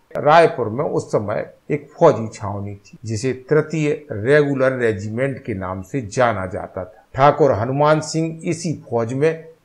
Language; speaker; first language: Hindi; native; Hindi